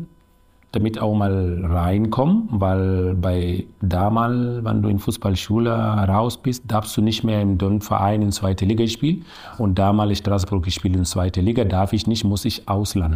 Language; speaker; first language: German; non-native, learner; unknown